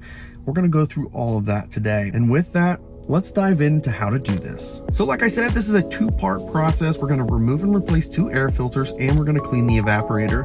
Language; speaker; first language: English; native; English